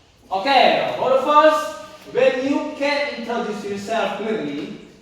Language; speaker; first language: English; non-native, learner; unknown